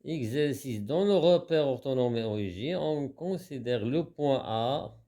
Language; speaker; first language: French; non-native, local second language; Arabic